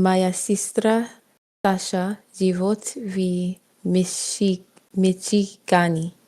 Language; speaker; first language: Russian; non-native, learner; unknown